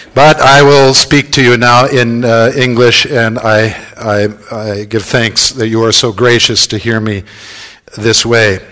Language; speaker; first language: English; native; English